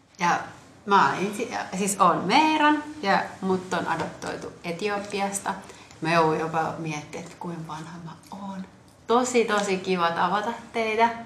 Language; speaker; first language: Finnish; early bilingual, other home language; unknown